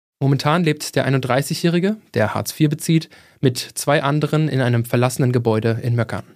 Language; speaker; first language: German; native; German